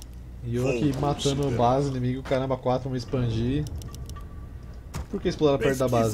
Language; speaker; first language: Portuguese; native; Portuguese